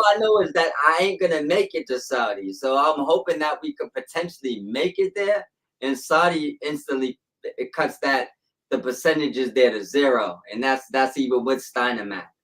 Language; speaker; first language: English; native; English